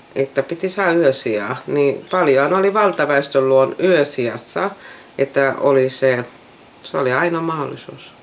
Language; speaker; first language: Finnish; early bilingual, heritage; Finnish